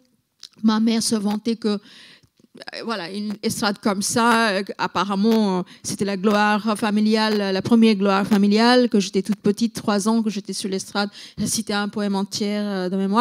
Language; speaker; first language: French; non-native, fluent; Bangla